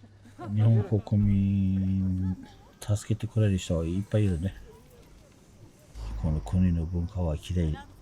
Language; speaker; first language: Japanese; non-native, fluent; Kurdish